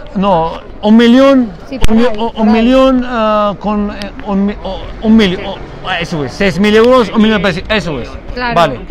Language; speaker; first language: Spanish; non-native, fluent; Arabic